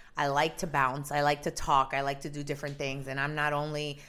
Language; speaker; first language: English; native; English